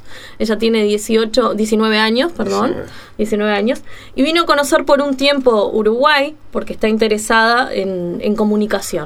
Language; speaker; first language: Spanish; native; Spanish